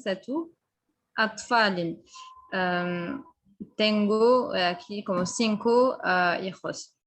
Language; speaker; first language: Spanish; non-native, fluent; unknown